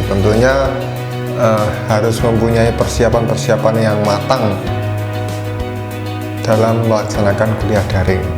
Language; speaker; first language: Indonesian; native; Indonesian